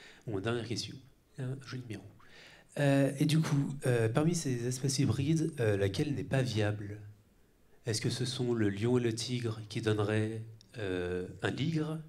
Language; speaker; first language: French; native; French